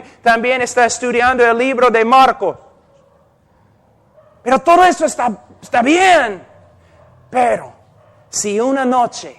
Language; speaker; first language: Spanish; non-native, fluent; English